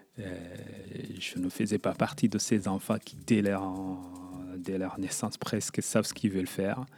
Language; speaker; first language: French; non-native, local second language; Kinyarwanda